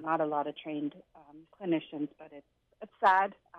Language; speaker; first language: English; early bilingual, other home language; Punjabi